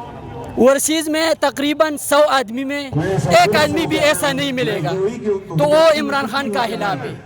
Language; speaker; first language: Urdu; non-native, local second language; Pashto